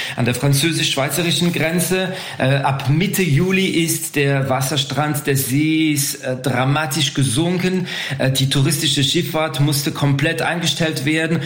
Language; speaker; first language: German; non-native, local second language; French